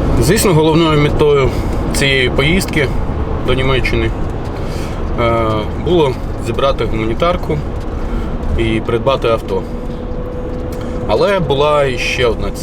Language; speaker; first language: Ukrainian; native; Ukrainian